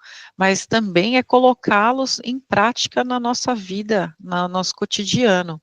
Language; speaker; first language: Portuguese; native; Portuguese